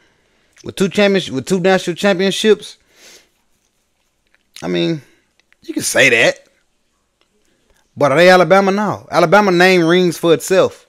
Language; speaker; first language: English; native; English